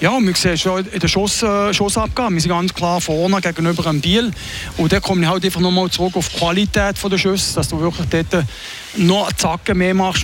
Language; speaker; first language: German; native; German